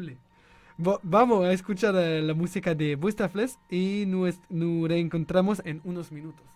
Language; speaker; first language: Spanish; non-native, learner; French